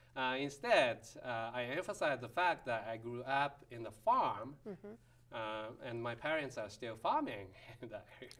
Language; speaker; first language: English; non-native, fluent; Japanese